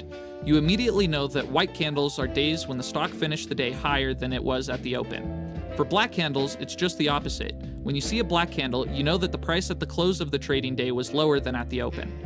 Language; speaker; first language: English; native; English